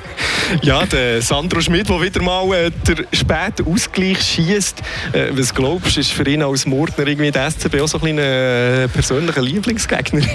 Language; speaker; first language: German; native; German